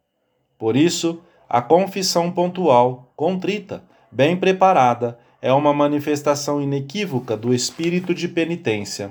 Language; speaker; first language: Portuguese; native; Portuguese